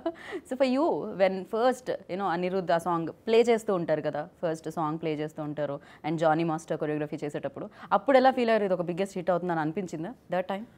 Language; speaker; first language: Telugu; native; Telugu